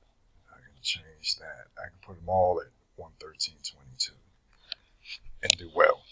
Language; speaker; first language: English; native; English